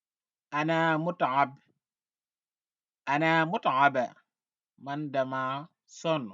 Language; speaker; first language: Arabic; non-native, fluent; Wolof